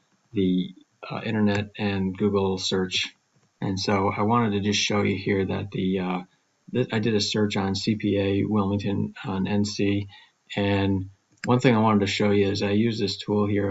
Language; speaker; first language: English; native; English